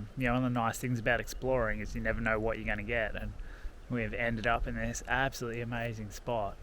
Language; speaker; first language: English; native; English